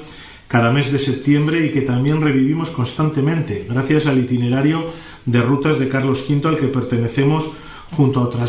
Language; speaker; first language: Spanish; native; Spanish